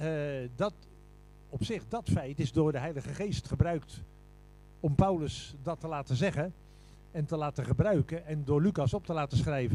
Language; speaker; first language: Dutch; native; Dutch